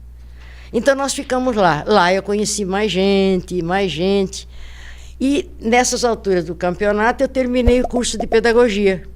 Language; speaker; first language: Portuguese; native; Portuguese